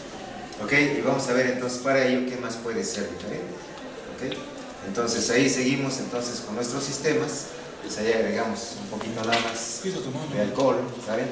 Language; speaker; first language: Spanish; native; Spanish